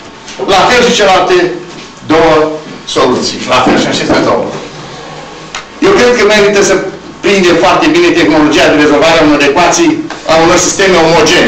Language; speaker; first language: Romanian; native; Romanian